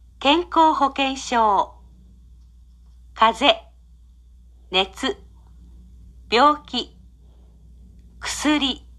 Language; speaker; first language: Japanese; non-native, fluent; Indonesian